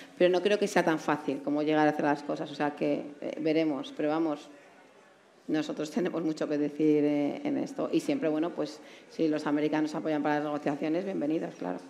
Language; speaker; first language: Spanish; native; Spanish